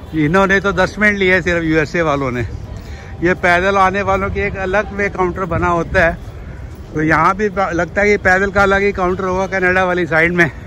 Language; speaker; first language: Hindi; native; Hindi